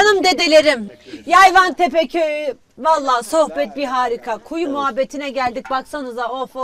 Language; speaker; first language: Turkish; native; Turkish